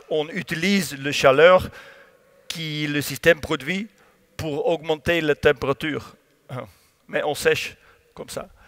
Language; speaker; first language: French; non-native, learner; Dutch